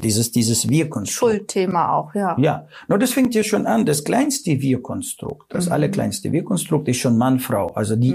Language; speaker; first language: German; non-native, fluent; Russian